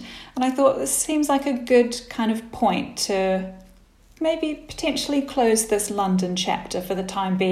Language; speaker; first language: English; native; English